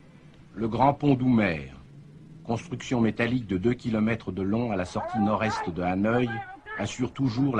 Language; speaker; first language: French; native; French